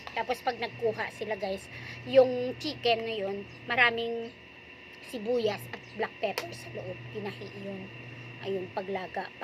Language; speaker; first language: Filipino; non-native, local second language; Hiligaynon